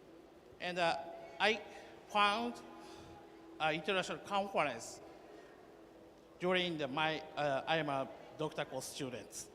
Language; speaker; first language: English; non-native, learner; Japanese